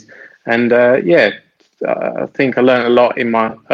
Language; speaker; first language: English; native; English